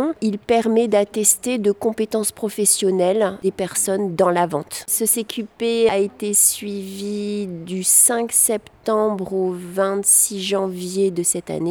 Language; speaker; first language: French; native; French